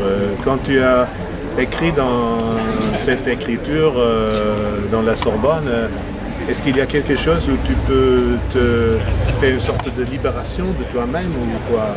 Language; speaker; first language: French; non-native, fluent; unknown